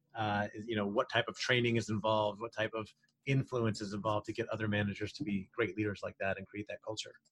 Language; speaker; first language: English; native; English